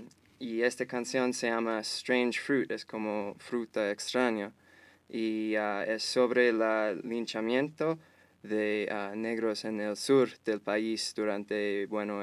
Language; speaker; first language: Spanish; non-native, fluent; English